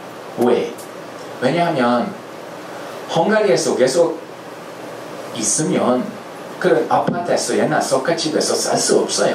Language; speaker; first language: Korean; non-native, fluent; Hungarian